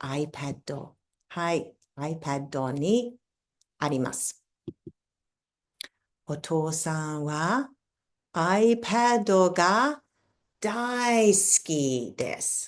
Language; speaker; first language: Japanese; non-native, fluent; English